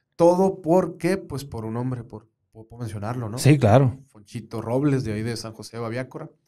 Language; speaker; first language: Spanish; native; Spanish